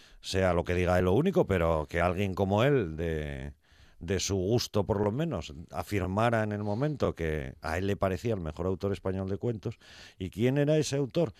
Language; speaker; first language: Spanish; native; Spanish